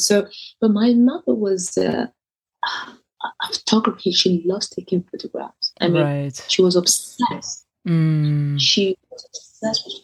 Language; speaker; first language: English; non-native, local second language; Igbo